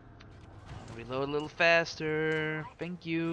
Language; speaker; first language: English; non-native, fluent; Dutch